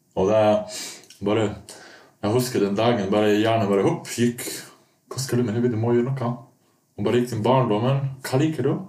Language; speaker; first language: Norwegian; non-native, fluent; Bosnian